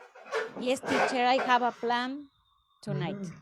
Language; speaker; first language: English; non-native, learner; Spanish